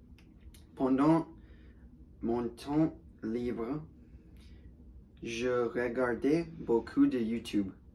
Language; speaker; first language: French; non-native, learner; English